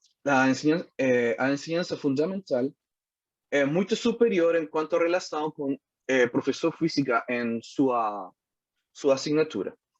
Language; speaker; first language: Portuguese; non-native, learner; Spanish